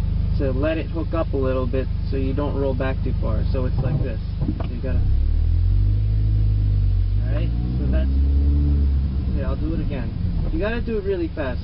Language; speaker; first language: English; native; English